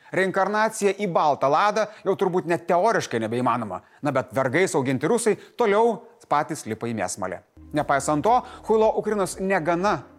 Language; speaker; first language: Lithuanian; native; Lithuanian